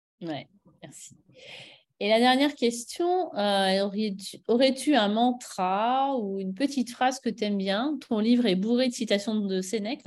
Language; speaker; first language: French; native; French